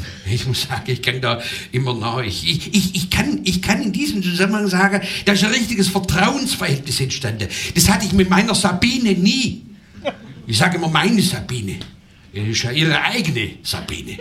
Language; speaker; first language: German; native; German